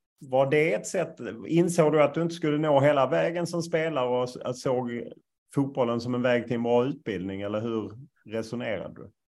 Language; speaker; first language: Swedish; native; Swedish